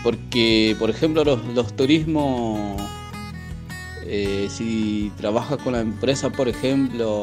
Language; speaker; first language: Spanish; non-native, local second language; Guarani